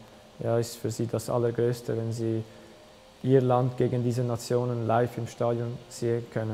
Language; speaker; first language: German; early bilingual, other home language; Albanian